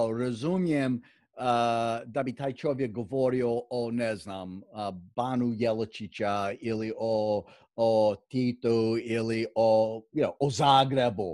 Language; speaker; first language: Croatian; non-native, fluent; English